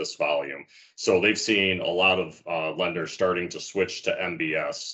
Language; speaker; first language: English; native; English